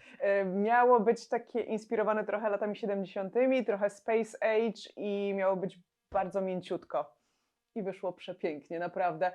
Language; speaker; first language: Polish; native; Polish